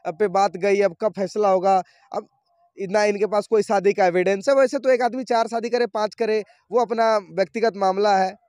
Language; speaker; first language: Hindi; native; Hindi